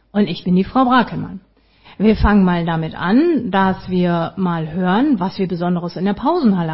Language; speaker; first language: German; native; German